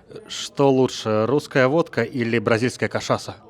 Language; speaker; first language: Russian; native; Russian